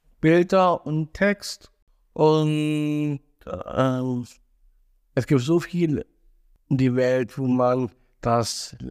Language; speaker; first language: German; non-native, learner; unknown